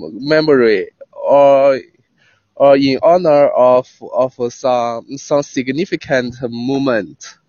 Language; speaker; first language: English; non-native, learner; Chinese